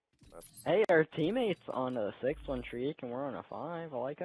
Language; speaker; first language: English; native; English